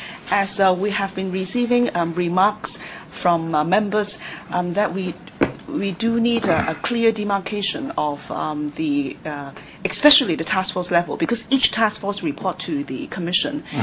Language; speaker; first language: English; non-native, local second language; Cantonese